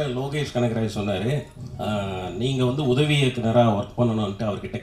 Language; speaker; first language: Tamil; native; Tamil